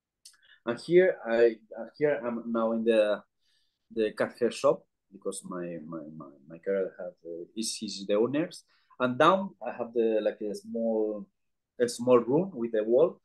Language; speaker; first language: English; non-native, learner; Spanish